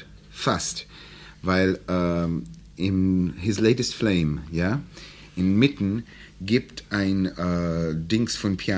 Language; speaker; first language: German; non-native, learner; English